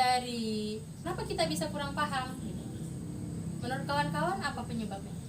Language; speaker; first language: Indonesian; native; Indonesian